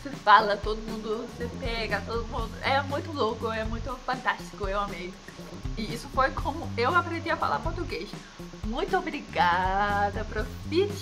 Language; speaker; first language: Portuguese; non-native, fluent; Danish